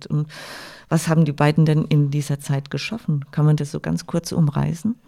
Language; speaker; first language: German; native; German